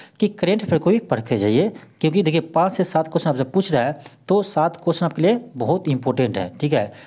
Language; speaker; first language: Hindi; native; Hindi